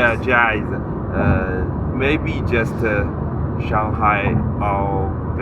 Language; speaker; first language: English; non-native, learner; Chinese